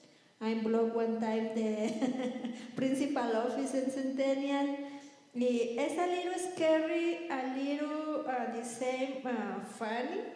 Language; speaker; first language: English; non-native, learner; Spanish